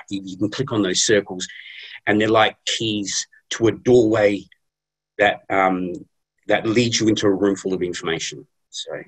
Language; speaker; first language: English; native; English